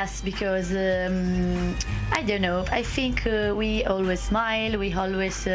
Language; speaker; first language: English; non-native, fluent; Italian